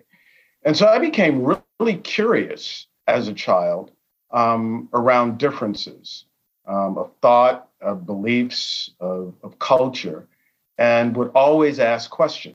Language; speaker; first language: English; native; English